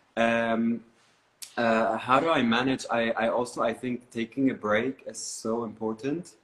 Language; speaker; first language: English; non-native, fluent; Arabic